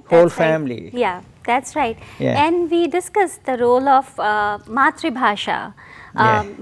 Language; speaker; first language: English; non-native, local second language; Hindi